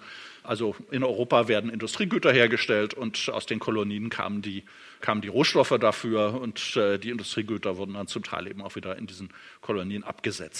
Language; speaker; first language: German; native; German